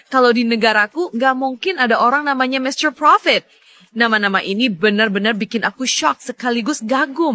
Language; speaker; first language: Indonesian; non-native, fluent; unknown